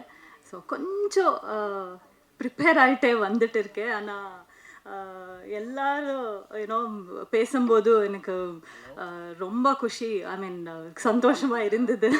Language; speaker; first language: Tamil; non-native, local second language; Kannada